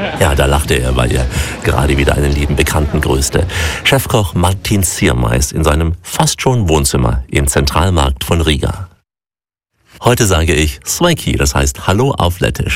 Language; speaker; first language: German; native; German